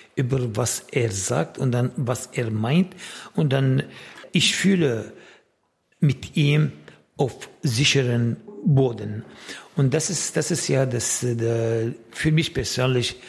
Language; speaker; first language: German; non-native, fluent; Arabic